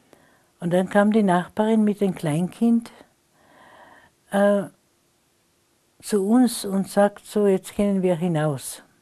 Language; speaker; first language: German; non-native, local second language; Slovenian